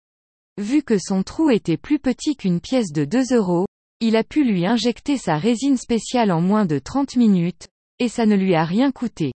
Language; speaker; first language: French; native; French